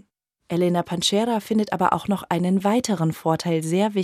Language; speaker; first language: German; native; German